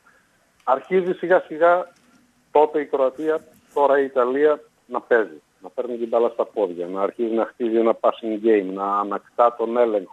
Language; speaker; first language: Greek; native; Greek